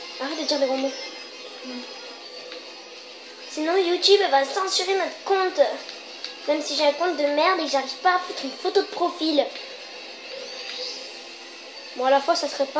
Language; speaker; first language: French; native; French